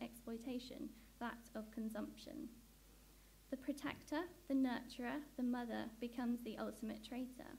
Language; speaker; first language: English; native; English